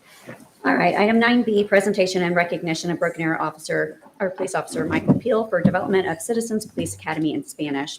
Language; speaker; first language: English; native; English